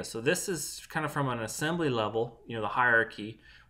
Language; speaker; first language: English; native; English